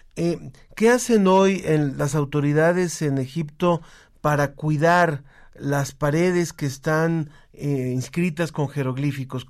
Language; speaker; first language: Spanish; native; Spanish